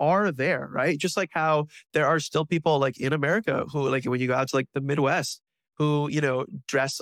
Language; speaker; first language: English; native; English